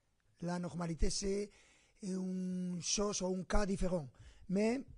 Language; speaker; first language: French; non-native, fluent; Spanish